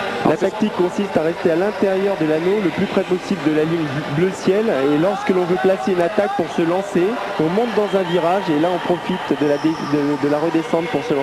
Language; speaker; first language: French; native; French